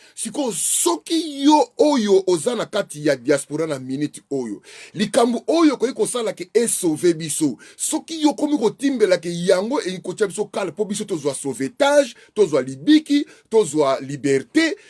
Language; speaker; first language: Lingala; non-native, local second language; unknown